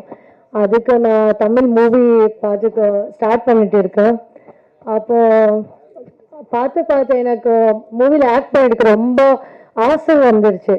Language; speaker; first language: Tamil; non-native, learner; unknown